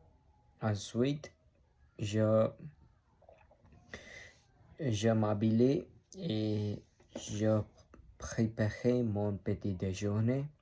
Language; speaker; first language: French; non-native, learner; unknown